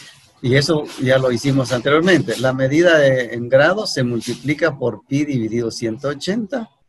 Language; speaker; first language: Spanish; native; Spanish